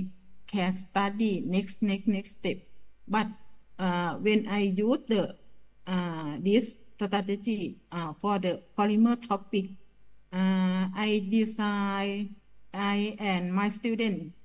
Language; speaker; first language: English; non-native, learner; Thai